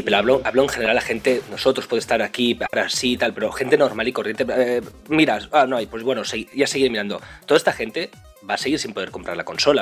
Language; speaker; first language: Spanish; native; Spanish